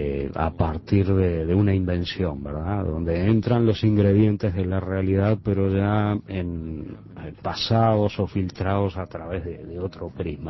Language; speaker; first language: Spanish; native; Spanish